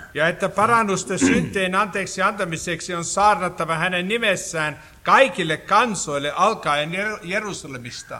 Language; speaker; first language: Finnish; early bilingual, heritage; Finnish